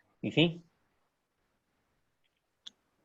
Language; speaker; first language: Spanish; native; Spanish